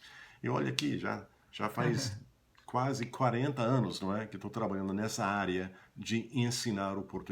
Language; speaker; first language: Portuguese; non-native, fluent; English